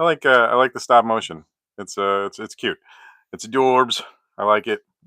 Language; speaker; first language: English; native; English